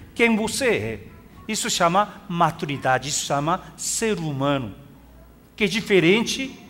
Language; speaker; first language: Portuguese; non-native, fluent; Korean